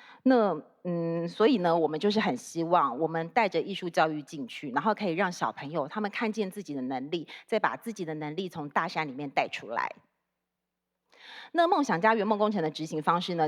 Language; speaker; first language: Chinese; native; Chinese